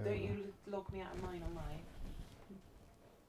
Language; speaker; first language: English; native; English